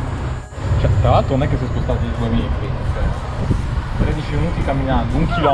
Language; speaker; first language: Italian; native; Italian